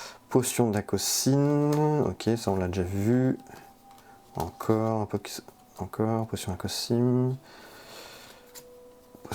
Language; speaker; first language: French; native; French